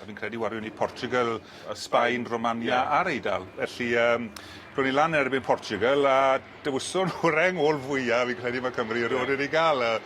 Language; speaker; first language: Welsh; native; Welsh